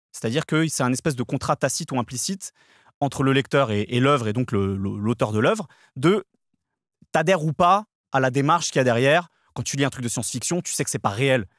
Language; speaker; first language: French; native; French